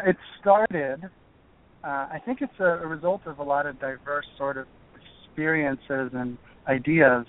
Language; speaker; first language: English; native; English